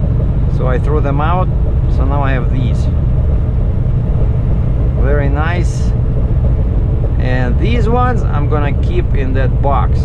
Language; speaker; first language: English; non-native, fluent; Russian